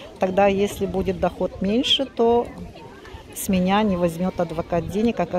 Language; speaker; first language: Russian; native; Russian